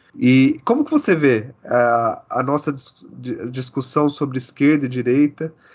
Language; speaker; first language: Portuguese; native; Portuguese